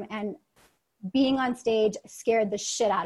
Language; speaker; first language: English; early bilingual, other home language; Russian